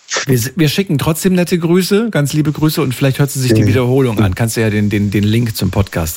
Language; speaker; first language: German; native; German